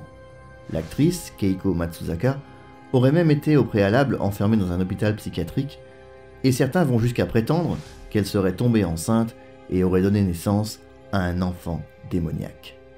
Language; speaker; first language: French; native; French